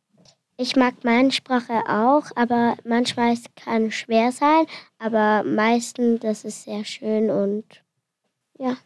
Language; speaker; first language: German; non-native, learner; Finnish